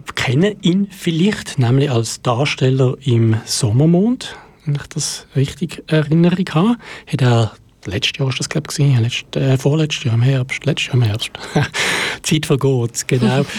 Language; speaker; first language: German; native; German